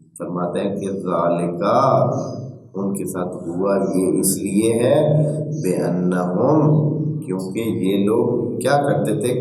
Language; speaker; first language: Urdu; native; Urdu